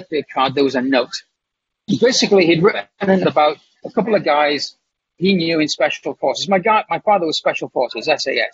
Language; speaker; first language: English; native; English